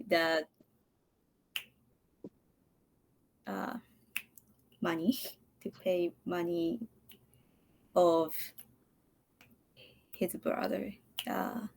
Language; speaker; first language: English; non-native, learner; Japanese